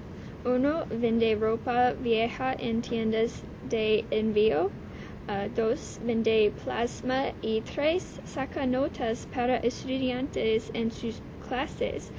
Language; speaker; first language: Spanish; non-native, learner; English